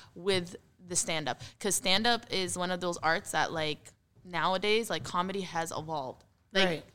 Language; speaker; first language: English; early bilingual, heritage; Arabic